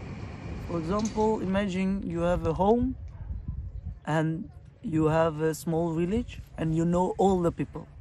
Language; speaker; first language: English; non-native, fluent; Persian